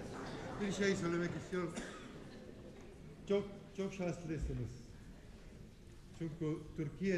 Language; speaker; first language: Turkish; non-native, learner; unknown